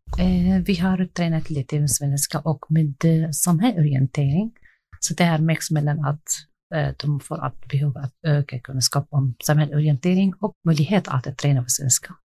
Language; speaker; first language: Swedish; non-native, learner; Arabic